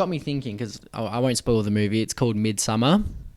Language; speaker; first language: English; native; English